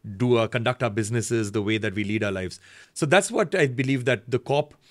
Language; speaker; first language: English; native; English